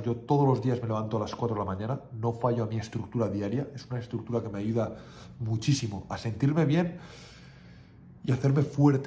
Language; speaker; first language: Spanish; native; Spanish